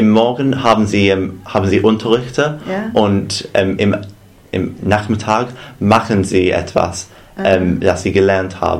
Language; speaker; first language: German; non-native, fluent; English